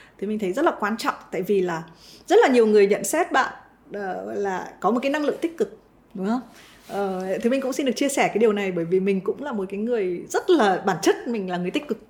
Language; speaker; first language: Vietnamese; native; Vietnamese